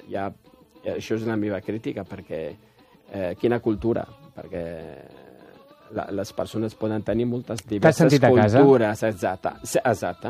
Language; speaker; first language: Catalan; non-native, fluent; Riffian